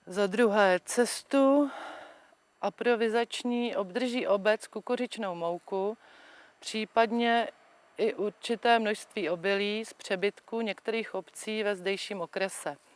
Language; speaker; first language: Czech; native; Czech